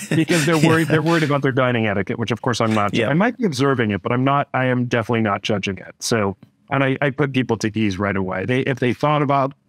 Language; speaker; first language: English; native; English